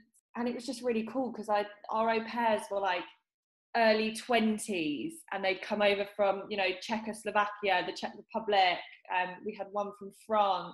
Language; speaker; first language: English; native; English